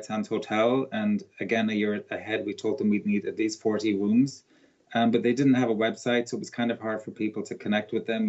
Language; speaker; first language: English; native; English